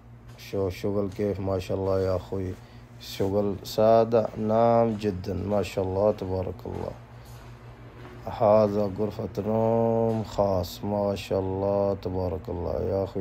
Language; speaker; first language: Arabic; non-native, learner; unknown